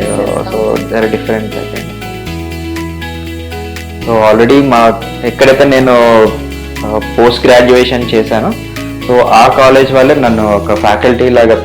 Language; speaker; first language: Telugu; native; Telugu